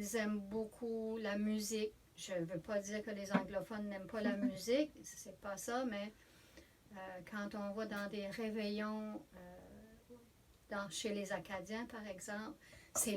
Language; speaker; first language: French; native; French